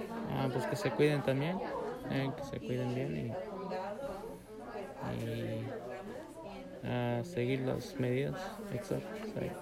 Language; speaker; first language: Spanish; native; Spanish